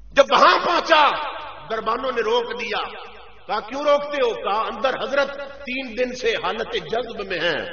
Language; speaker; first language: Urdu; native; Urdu